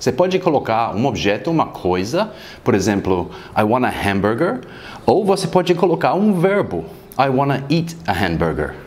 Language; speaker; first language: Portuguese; non-native, fluent; English